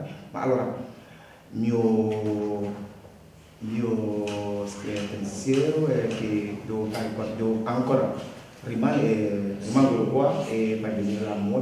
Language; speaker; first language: Italian; non-native, learner; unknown